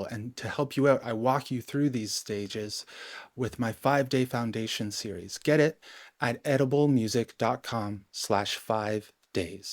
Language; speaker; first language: English; native; English